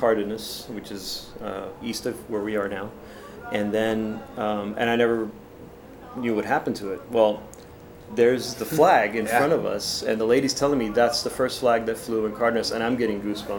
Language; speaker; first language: English; early bilingual, other home language; Spanish